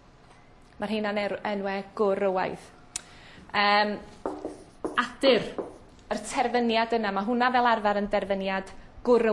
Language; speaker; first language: Welsh; native; Welsh